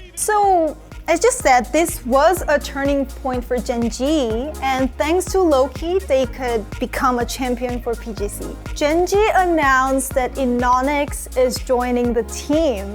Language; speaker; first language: English; non-native, fluent; Korean